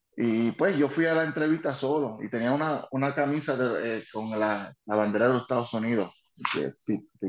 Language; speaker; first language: Spanish; early bilingual, heritage; Spanish